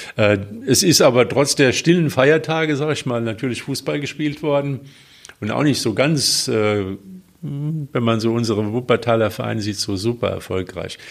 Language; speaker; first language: German; native; German